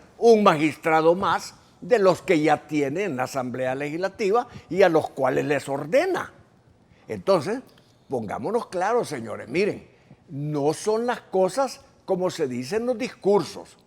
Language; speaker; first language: Spanish; native; Spanish